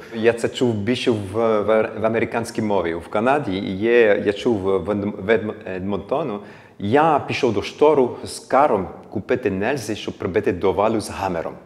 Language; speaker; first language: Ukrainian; early bilingual, heritage; Ukrainian